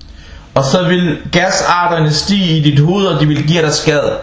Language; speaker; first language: Danish; non-native, local second language; Arabic